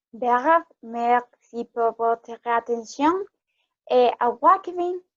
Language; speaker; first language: French; non-native, learner; Spanish